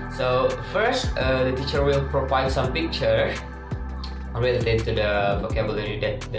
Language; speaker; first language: English; non-native, learner; Indonesian